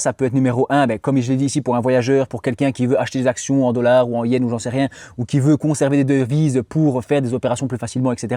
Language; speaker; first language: French; native; French